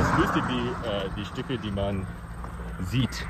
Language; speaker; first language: German; non-native, learner; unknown